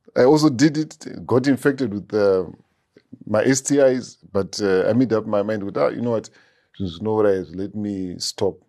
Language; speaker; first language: English; non-native, local second language; Shona